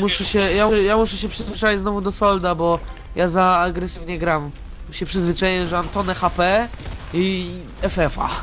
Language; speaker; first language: Polish; native; Polish